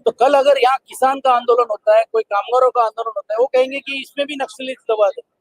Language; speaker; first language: Hindi; non-native, local second language; Marathi